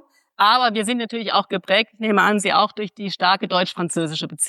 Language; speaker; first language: German; native; German